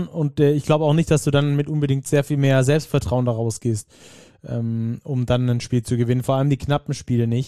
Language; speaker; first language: German; native; German